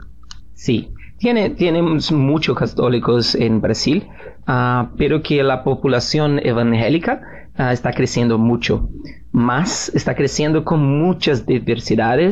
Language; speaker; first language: Spanish; non-native, learner; Portuguese